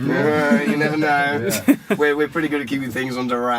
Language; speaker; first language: English; native; English